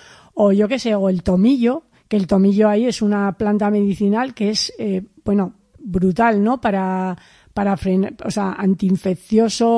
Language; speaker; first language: Spanish; native; Spanish